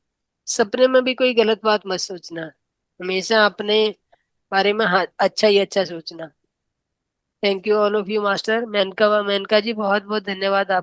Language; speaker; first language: Hindi; native; Hindi